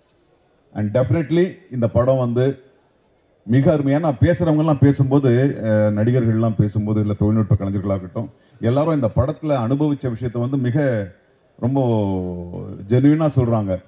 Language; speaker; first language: Tamil; native; Tamil